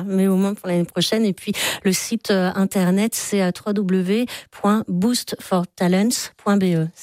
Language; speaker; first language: French; native; French